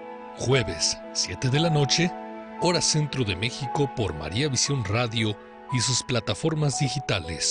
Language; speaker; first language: Spanish; native; Spanish